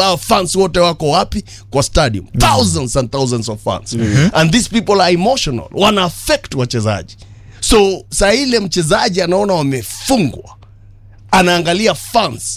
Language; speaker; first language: Swahili; native; Swahili